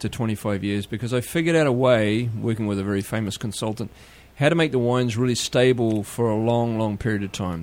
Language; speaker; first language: English; native; English